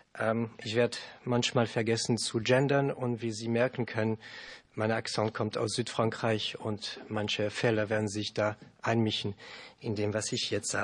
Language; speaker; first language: German; non-native, learner; French